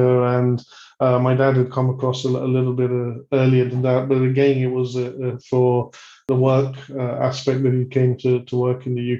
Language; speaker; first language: English; native; English